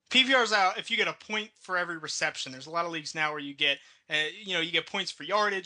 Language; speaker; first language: English; native; English